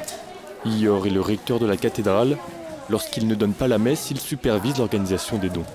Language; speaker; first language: French; native; French